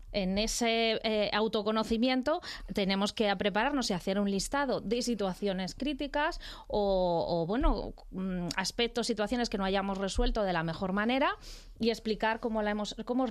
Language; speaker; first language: Spanish; native; Spanish